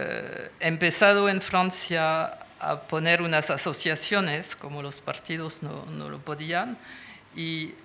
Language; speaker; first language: Spanish; non-native, fluent; French